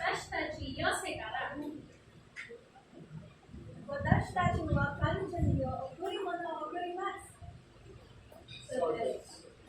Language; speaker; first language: Japanese; non-native, learner; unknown